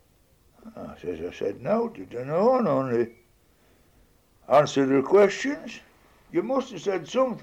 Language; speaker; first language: English; native; English